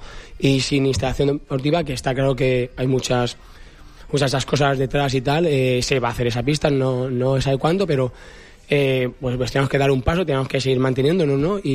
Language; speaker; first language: Spanish; native; Spanish